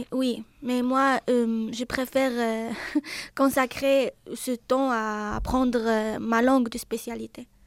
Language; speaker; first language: French; non-native, local second language; Arabic